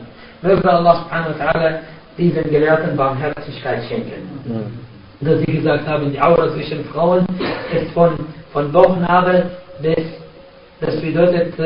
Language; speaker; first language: German; non-native, fluent; Arabic